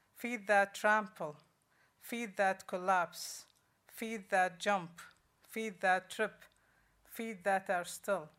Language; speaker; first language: English; non-native, fluent; Arabic